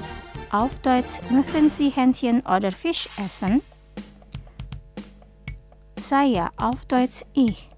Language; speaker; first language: German; non-native, fluent; Indonesian